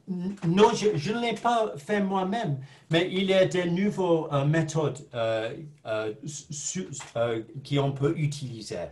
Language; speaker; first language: French; non-native, fluent; English